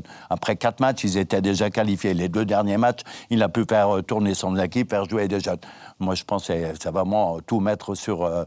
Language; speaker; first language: French; native; French